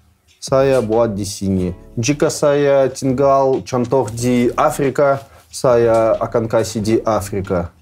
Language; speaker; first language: Indonesian; non-native, learner; Russian